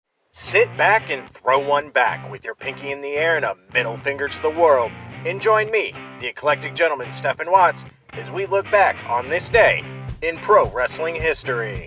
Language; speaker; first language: English; native; English